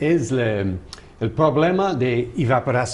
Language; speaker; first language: Spanish; non-native, fluent; English